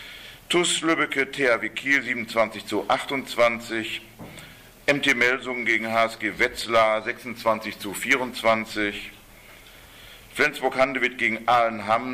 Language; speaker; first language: German; native; German